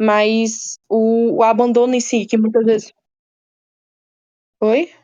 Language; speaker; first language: Portuguese; native; Portuguese